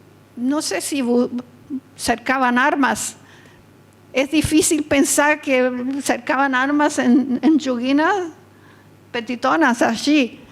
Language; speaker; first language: Catalan; early bilingual, heritage; Catalan